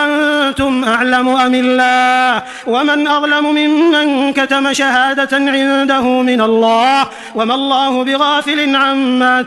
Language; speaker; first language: Arabic; native; Arabic